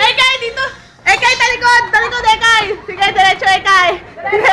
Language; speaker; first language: Filipino; native; Filipino